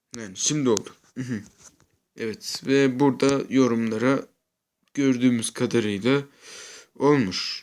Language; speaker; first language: Turkish; early bilingual, heritage; Turkish